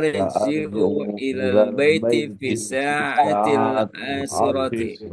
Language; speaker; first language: Arabic; non-native, learner; Indonesian